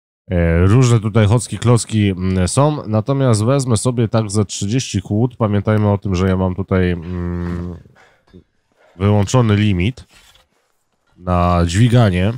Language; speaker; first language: Polish; native; Polish